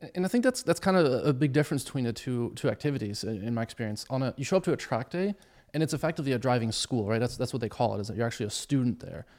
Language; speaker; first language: English; early bilingual, other home language; German